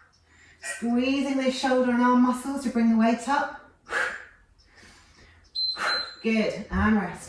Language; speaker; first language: English; native; English